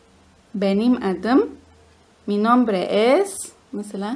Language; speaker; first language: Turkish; non-native, learner; Spanish